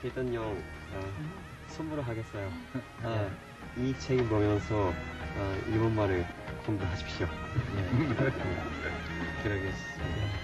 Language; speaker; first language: Korean; non-native, fluent; Japanese